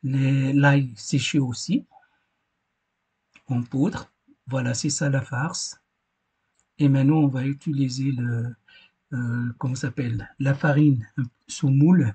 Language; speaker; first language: French; non-native, fluent; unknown